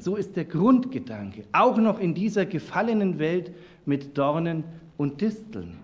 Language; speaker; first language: German; native; German